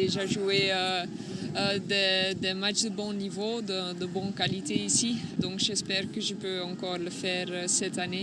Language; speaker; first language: French; non-native, local second language; Dutch